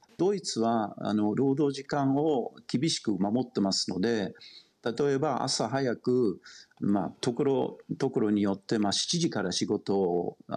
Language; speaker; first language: Japanese; non-native, fluent; German